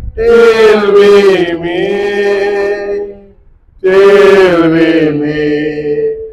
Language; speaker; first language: English; non-native, local second language; Marathi